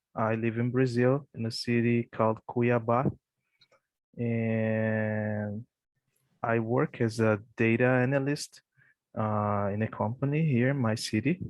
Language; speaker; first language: English; non-native, fluent; Portuguese